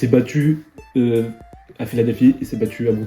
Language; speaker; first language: French; native; French